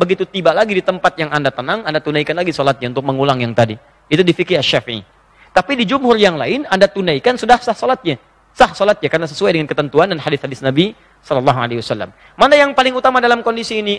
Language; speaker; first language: Indonesian; native; Indonesian